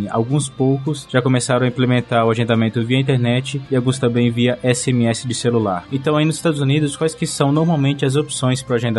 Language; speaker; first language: Portuguese; native; Portuguese